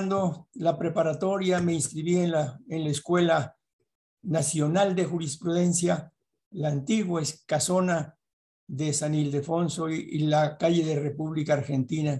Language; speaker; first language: Spanish; native; Spanish